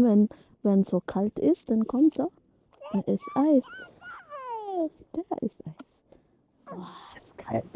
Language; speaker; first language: German; non-native, learner; Indonesian